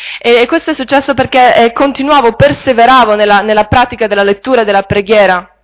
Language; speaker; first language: Italian; native; Italian